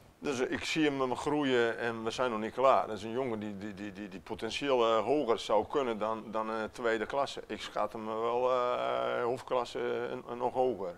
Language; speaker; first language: Dutch; non-native, fluent; Italian